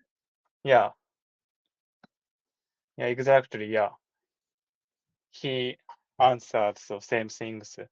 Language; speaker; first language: English; non-native, learner; Japanese